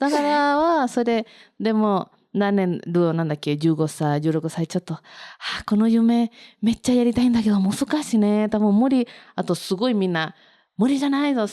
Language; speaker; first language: Japanese; non-native, learner; Spanish